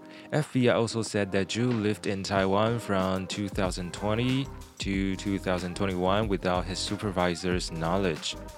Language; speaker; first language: English; non-native, fluent; Chinese